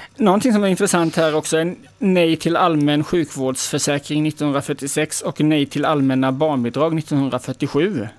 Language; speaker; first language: Swedish; native; Swedish